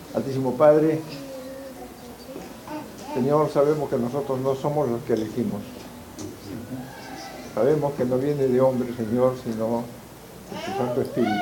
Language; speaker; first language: Spanish; native; Spanish